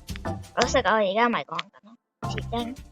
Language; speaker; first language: Chinese; early bilingual, heritage; Cantonese